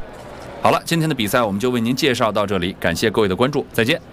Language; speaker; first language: Chinese; native; Chinese